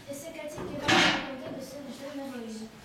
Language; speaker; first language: French; non-native, learner; Russian